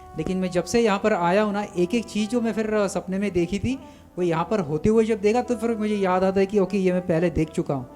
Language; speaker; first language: Hindi; native; Hindi